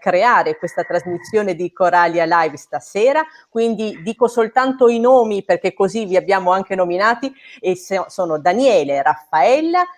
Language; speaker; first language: Italian; native; Italian